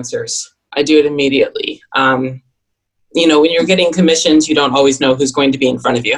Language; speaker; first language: English; native; English